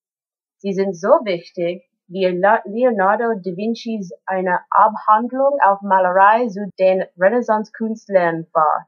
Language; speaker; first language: German; non-native, learner; English